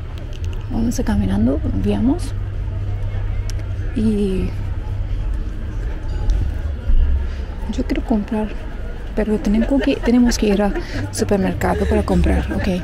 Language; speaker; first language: Spanish; non-native, learner; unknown